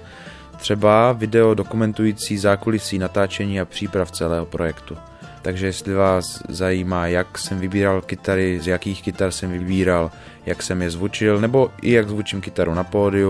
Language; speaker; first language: Czech; native; Czech